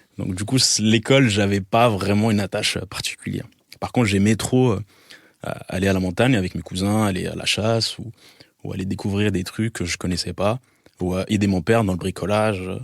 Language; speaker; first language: French; non-native, local second language; Arabic